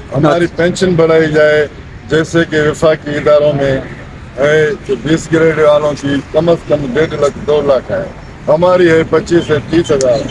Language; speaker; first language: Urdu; non-native, local second language; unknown